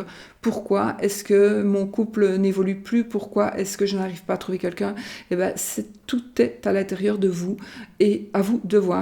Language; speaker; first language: French; native; French